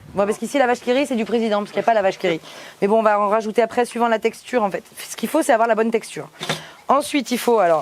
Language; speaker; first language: French; native; French